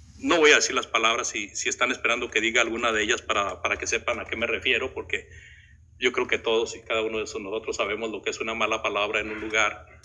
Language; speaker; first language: Spanish; native; Spanish